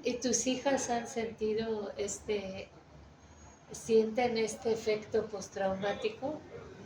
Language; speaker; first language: Spanish; native; Spanish